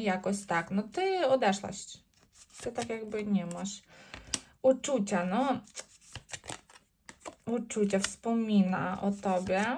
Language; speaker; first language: Polish; non-native, learner; Ukrainian